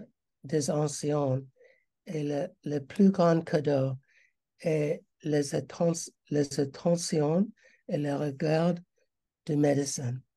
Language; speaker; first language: French; non-native, learner; English